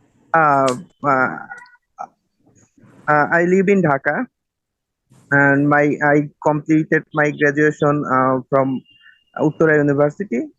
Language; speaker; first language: English; non-native, learner; Bangla